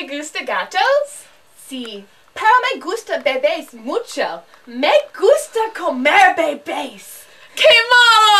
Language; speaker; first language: Spanish; non-native, learner; English